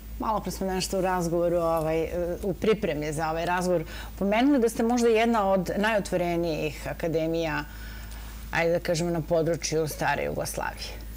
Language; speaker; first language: Bosnian; native; Bosnian